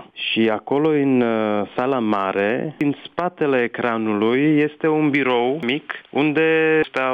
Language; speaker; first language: Romanian; non-native, fluent; Czech